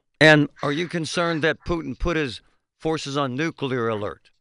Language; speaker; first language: English; native; English